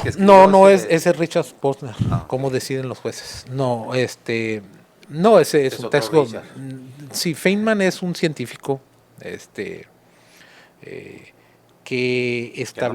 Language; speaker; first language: Spanish; native; Spanish